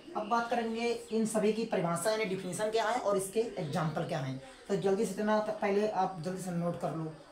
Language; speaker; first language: Hindi; native; Hindi